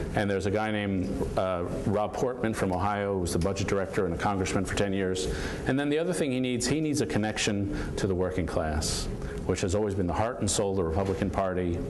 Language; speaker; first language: English; native; English